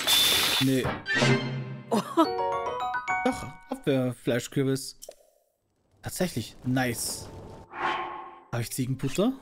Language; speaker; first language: German; native; German